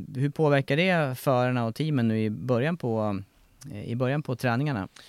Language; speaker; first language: Swedish; native; Swedish